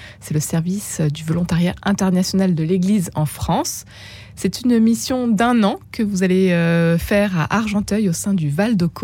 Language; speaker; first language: French; native; French